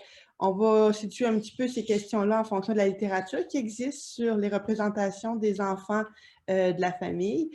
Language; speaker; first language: French; native; French